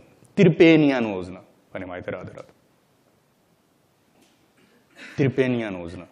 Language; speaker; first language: Russian; non-native, learner; Hindi